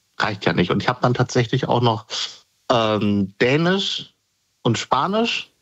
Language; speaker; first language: German; native; German